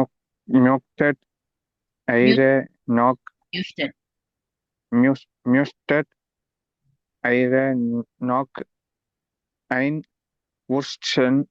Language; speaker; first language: German; non-native, learner; Tamil